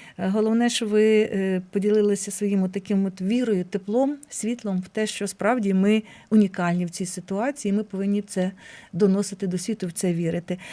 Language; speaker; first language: Ukrainian; native; Ukrainian